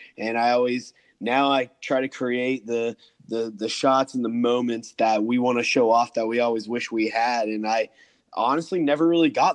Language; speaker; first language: English; native; English